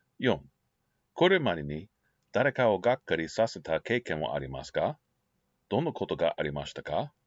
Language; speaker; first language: Japanese; non-native, learner; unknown